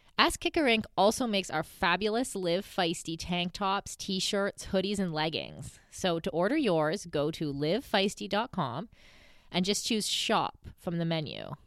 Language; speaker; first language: English; native; English